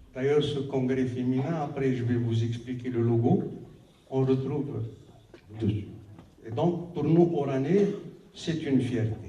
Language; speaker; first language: French; non-native, local second language; Arabic